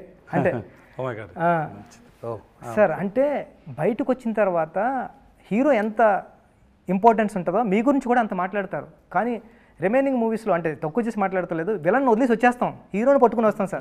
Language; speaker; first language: Telugu; native; Telugu